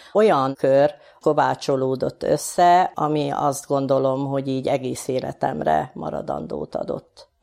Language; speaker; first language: Hungarian; native; Hungarian